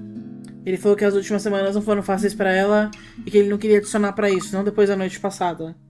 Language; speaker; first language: Portuguese; native; Portuguese